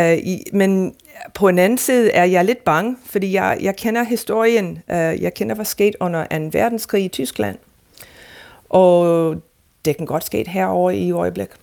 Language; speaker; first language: Danish; non-native, fluent; English